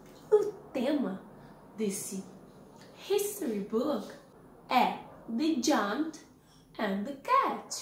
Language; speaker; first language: English; non-native, learner; Portuguese